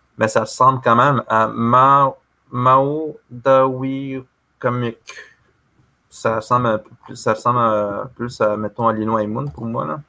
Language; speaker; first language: French; non-native, local second language; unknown